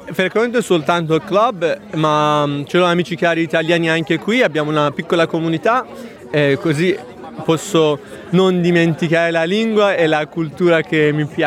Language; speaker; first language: Italian; non-native, fluent; Persian